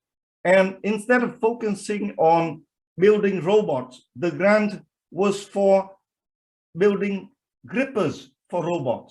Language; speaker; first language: English; non-native, fluent; Vietnamese